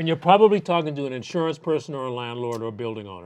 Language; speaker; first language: English; native; English